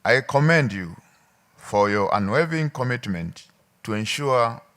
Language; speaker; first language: English; non-native, local second language; Swahili